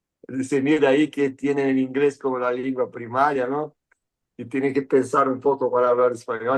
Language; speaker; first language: Spanish; non-native, fluent; Portuguese